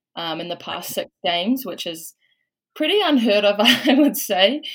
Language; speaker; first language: English; native; English